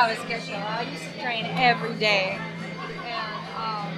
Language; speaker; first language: English; non-native, fluent; Spanish